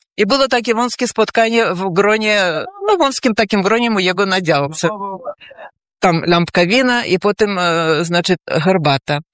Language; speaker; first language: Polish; early bilingual, heritage; Polish